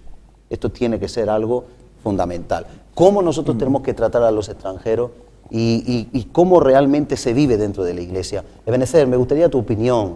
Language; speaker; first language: Spanish; native; Spanish